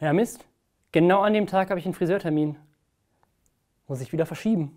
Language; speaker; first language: German; native; German